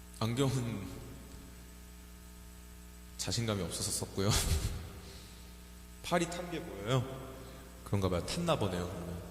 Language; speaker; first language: Korean; native; Korean